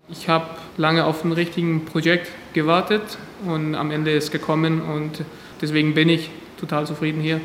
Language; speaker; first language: German; non-native, fluent; Danish